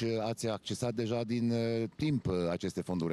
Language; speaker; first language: Romanian; native; Romanian